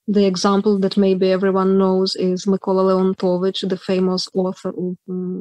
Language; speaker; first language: English; non-native, fluent; Ukrainian